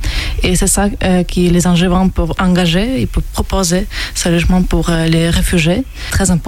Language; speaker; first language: French; non-native, fluent; Ukrainian